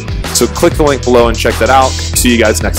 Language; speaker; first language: English; native; English